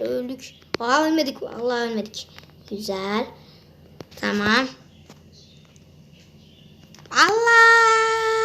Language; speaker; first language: Turkish; native; Turkish